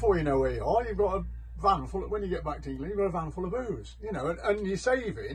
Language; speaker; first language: English; native; English